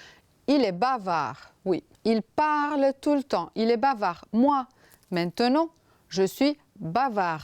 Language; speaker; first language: French; non-native, fluent; Romanian